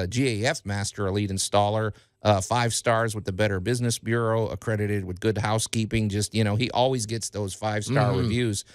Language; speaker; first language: English; native; English